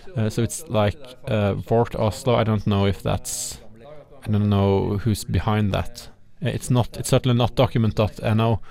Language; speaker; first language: English; non-native, fluent; Norwegian